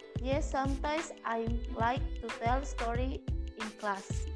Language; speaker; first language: English; non-native, learner; Indonesian